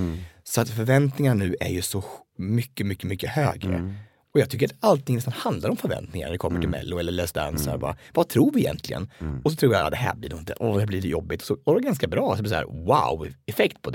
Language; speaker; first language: Swedish; native; Swedish